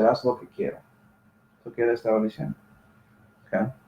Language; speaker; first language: Spanish; early bilingual, heritage; Spanish